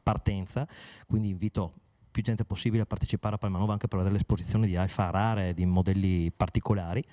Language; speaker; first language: Italian; native; Italian